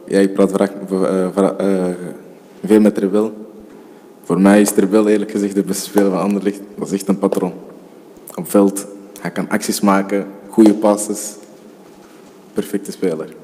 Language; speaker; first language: Dutch; early bilingual, other home language; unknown